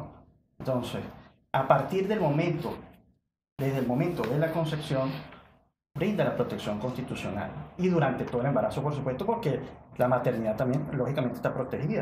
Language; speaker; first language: Spanish; native; Spanish